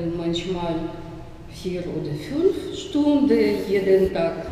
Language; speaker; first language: German; non-native, learner; Russian